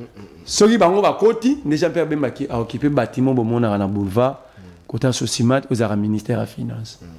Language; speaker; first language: French; non-native, local second language; Lingala